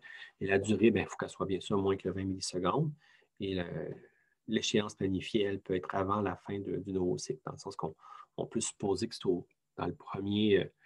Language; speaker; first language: French; native; French